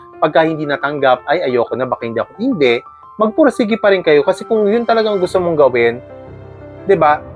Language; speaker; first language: Filipino; native; Filipino